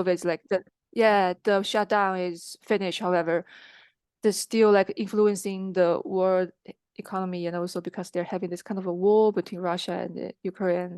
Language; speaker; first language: English; non-native, fluent; Chinese